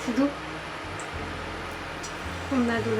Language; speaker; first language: Korean; non-native, fluent; French